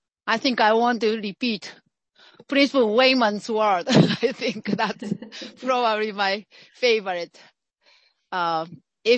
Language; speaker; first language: English; non-native, fluent; Japanese